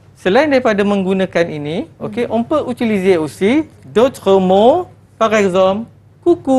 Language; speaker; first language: French; non-native, fluent; Malay